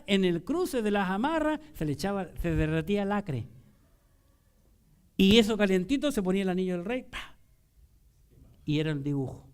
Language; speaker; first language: Spanish; native; Spanish